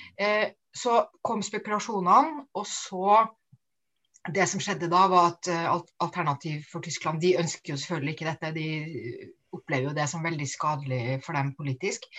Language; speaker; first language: Norwegian; native; Norwegian